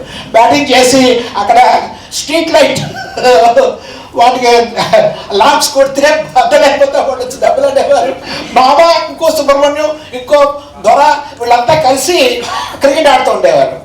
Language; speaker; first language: Telugu; native; Telugu